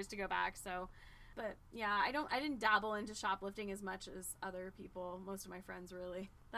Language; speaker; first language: English; native; English